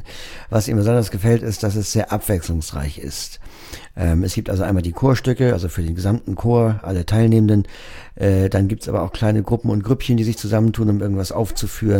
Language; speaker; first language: German; native; German